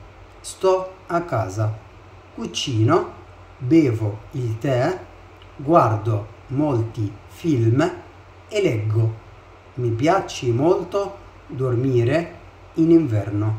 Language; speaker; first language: Italian; non-native, fluent; Arabic